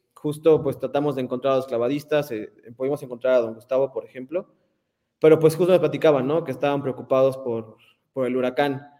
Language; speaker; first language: Spanish; native; Spanish